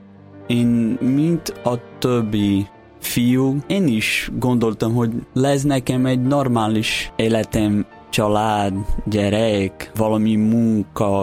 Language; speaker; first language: Hungarian; non-native, learner; Portuguese